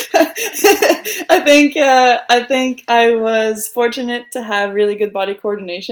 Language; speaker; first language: English; non-native, fluent; French